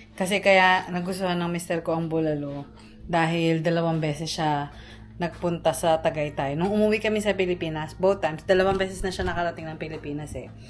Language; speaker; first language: Filipino; native; Filipino